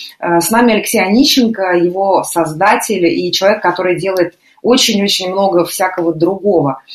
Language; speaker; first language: Russian; native; Russian